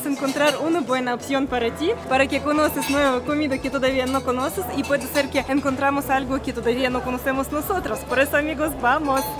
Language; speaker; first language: Spanish; non-native, fluent; Russian